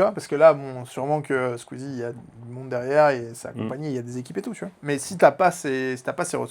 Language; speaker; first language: French; native; French